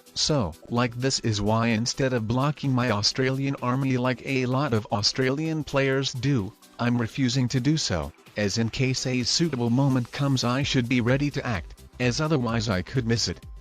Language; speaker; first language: English; non-native, fluent; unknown